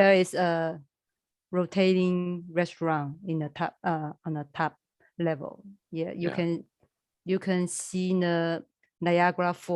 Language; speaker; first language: English; non-native, learner; Chinese